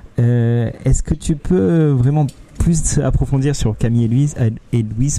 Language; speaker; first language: French; native; French